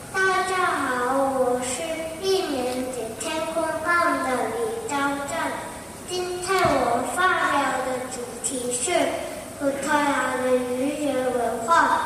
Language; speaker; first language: Chinese; non-native, learner; Korean